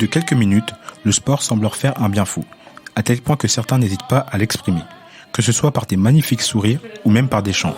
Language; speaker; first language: French; native; French